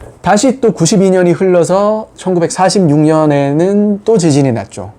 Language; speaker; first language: Korean; native; Korean